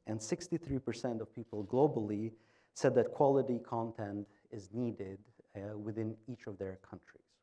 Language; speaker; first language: English; non-native, fluent; Albanian